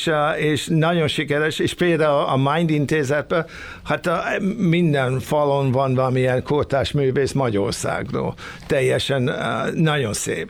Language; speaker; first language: Hungarian; early bilingual, other home language; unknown